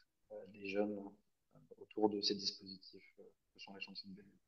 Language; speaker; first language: French; native; French